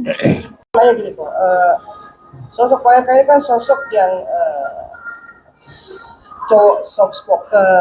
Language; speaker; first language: Indonesian; native; Indonesian